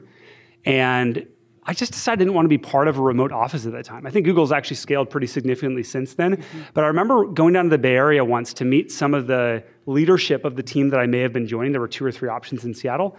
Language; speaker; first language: English; native; English